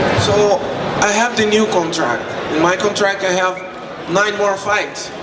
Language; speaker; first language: English; non-native, learner; Portuguese